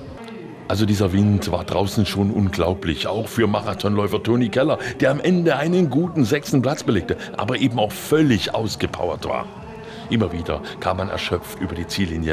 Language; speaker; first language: German; native; German